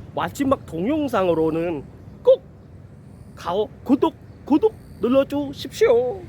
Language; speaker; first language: Korean; non-native, learner; Khmer